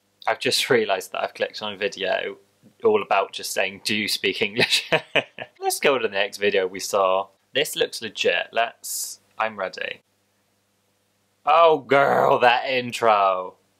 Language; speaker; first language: English; native; English